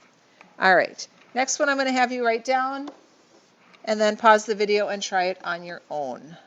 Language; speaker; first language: English; native; English